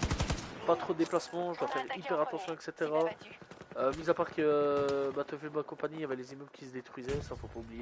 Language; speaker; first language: French; native; French